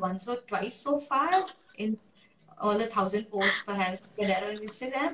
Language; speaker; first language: English; non-native, local second language; Hindi